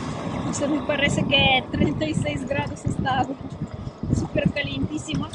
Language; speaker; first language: Spanish; non-native, learner; Russian